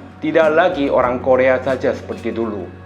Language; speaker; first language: Indonesian; non-native, fluent; Korean